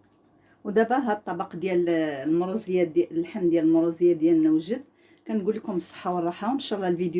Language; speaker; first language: Arabic; native; Arabic